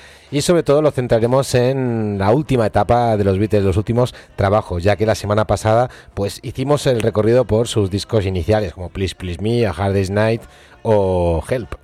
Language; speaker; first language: Spanish; native; Spanish